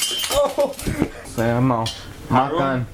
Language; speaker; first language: Indonesian; non-native, learner; English